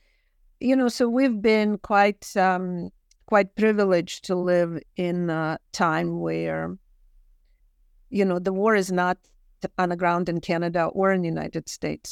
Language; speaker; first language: English; non-native, fluent; Russian